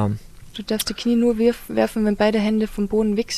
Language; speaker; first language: German; native; German